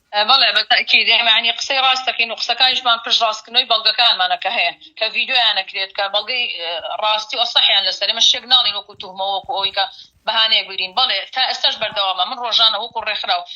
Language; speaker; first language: Central Kurdish; native; Central Kurdish